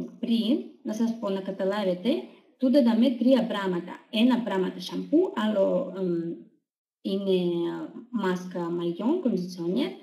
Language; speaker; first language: Greek; non-native, learner; Russian